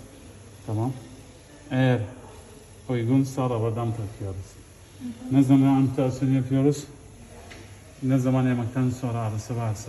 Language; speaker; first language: Turkish; non-native, fluent; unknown